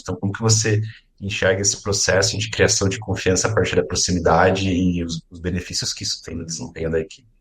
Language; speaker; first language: Portuguese; native; Portuguese